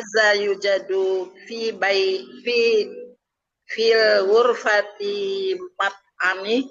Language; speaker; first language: Arabic; non-native, learner; Indonesian